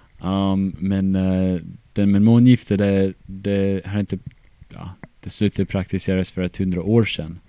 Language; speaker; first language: Swedish; non-native, fluent; English